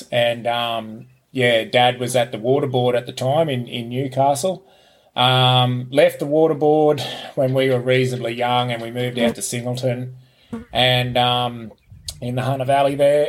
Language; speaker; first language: English; native; English